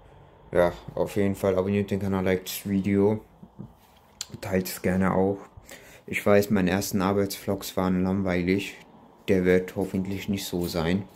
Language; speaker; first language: German; early bilingual, other home language; Turkish